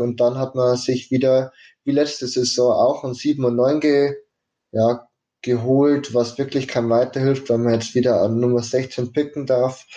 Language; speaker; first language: German; native; German